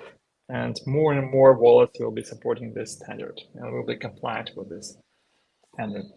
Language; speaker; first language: English; non-native, fluent; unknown